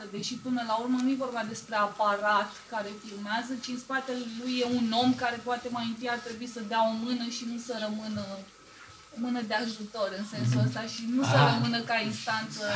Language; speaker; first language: Romanian; native; Romanian